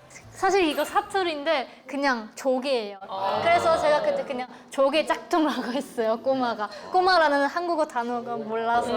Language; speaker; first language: Korean; non-native, fluent; Chinese